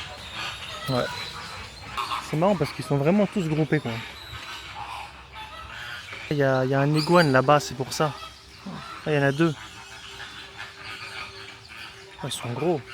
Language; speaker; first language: French; native; French